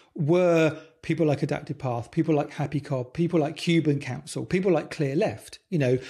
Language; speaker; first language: English; native; English